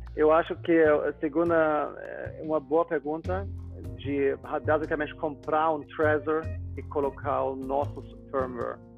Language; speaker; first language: Portuguese; non-native, fluent; German